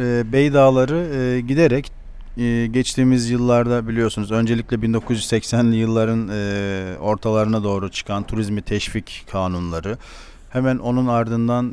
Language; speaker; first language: Turkish; native; Turkish